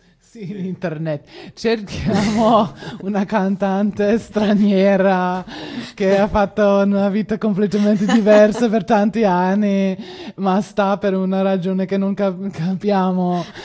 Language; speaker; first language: Italian; non-native, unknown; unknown